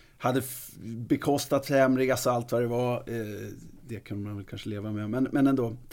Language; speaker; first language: Swedish; native; Swedish